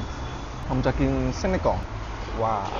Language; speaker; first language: Thai; native; Thai